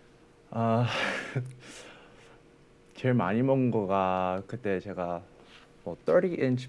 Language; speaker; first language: Korean; early bilingual, heritage; English